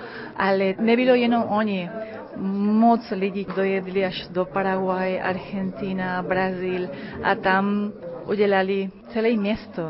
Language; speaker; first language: Czech; early bilingual, heritage; Czech